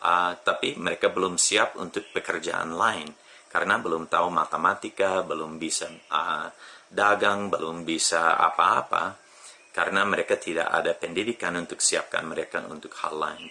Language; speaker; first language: Indonesian; non-native, fluent; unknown